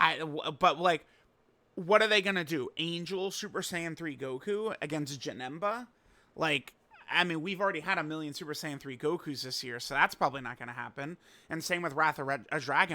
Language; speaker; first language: English; native; English